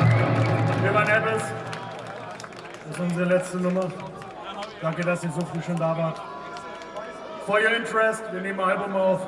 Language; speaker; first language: German; native; German